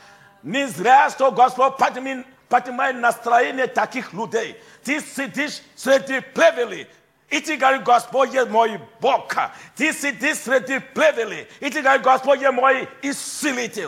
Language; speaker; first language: Russian; non-native, fluent; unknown